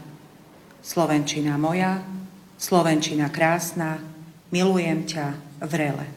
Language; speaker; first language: Slovak; early bilingual, heritage; Slovak